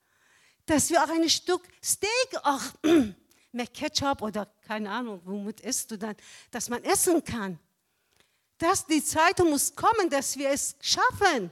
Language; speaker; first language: German; non-native, fluent; Persian